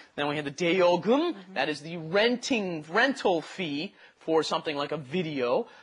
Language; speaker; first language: English; native; English